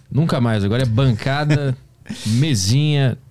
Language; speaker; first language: Portuguese; native; Portuguese